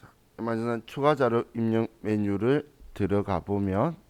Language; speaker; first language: Korean; native; Korean